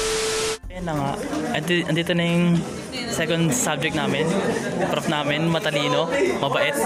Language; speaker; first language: Filipino; native; Filipino